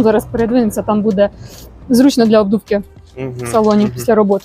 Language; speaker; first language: Ukrainian; native; Ukrainian